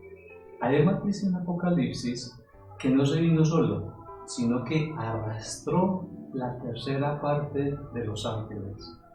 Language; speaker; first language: Spanish; native; Spanish